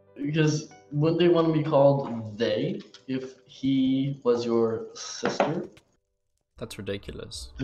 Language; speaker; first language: English; native; English